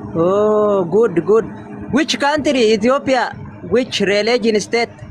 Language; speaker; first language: English; non-native, learner; Oromo